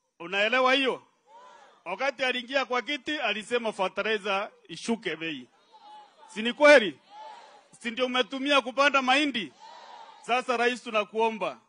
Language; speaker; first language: Swahili; non-native, local second language; Meru